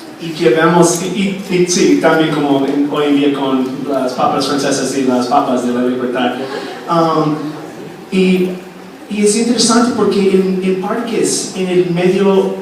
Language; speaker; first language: Spanish; non-native, fluent; English